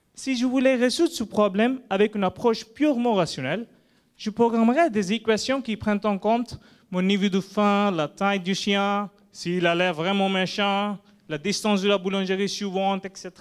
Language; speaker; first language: French; non-native, fluent; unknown